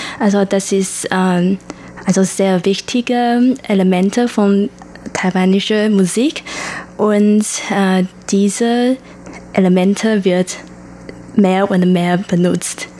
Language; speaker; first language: German; non-native, learner; Chinese